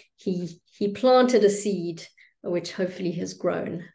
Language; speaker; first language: English; native; English